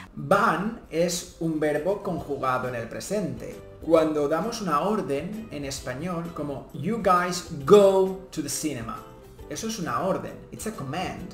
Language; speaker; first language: Spanish; native; Spanish